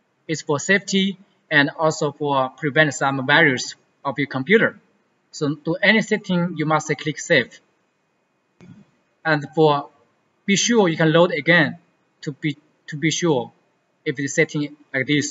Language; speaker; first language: English; non-native, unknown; Chinese